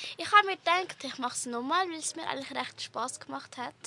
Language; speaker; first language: German; native; German